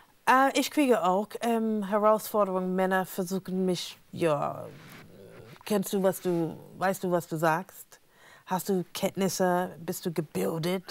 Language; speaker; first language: German; non-native, fluent; English